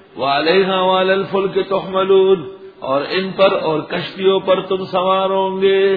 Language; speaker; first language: Urdu; non-native, local second language; Pashto